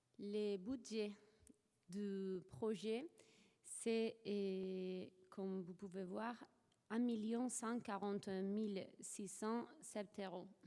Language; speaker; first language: French; non-native, fluent; Spanish